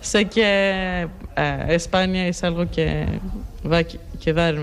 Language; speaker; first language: Spanish; non-native, learner; Greek